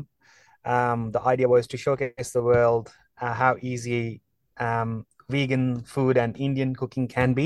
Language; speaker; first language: English; non-native, local second language; Punjabi